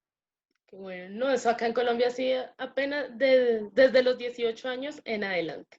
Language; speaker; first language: Spanish; native; Spanish